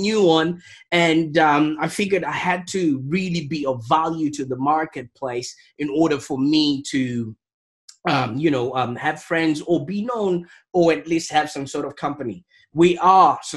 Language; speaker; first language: English; non-native, local second language; Shona